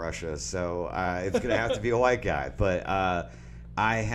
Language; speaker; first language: English; native; English